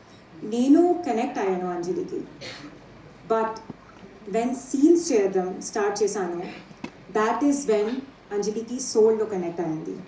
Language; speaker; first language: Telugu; non-native, learner; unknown